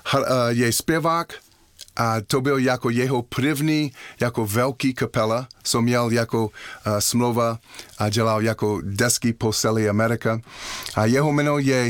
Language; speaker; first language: Czech; non-native, learner; English